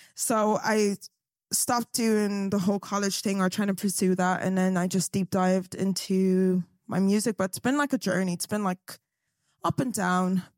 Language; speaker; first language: English; native; English